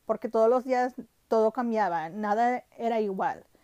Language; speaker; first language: Spanish; early bilingual, heritage; Spanish